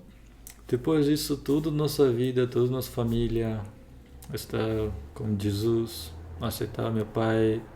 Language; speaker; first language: Portuguese; non-native, learner; Russian